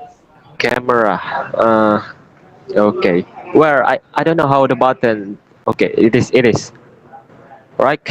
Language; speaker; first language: English; non-native, learner; Indonesian